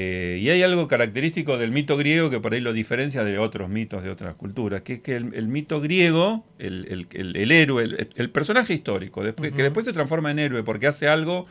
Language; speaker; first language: Spanish; native; Spanish